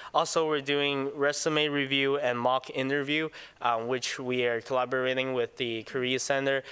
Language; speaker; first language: English; non-native, local second language; Cantonese